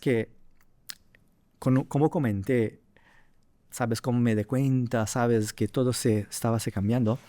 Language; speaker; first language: Spanish; non-native, fluent; Portuguese